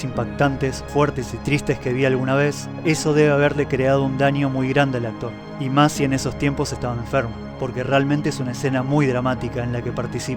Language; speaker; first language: Spanish; native; Spanish